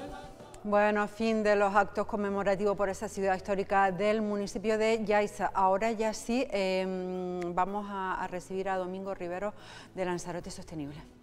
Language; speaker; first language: Spanish; native; Spanish